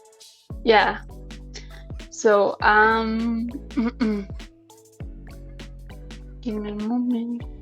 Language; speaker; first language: English; non-native, learner; Spanish